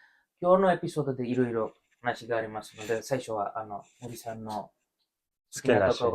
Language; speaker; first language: Japanese; non-native, learner; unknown